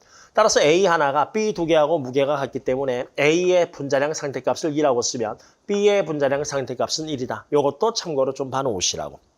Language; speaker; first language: Korean; native; Korean